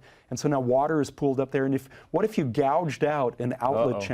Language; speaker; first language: English; native; English